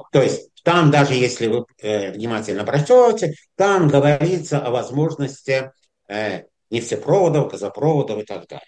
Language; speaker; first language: Russian; non-native, fluent; Azerbaijani